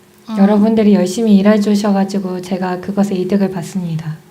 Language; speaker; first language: Korean; native; Korean